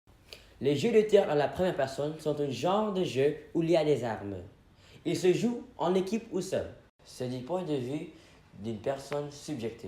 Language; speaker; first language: French; non-native, fluent; English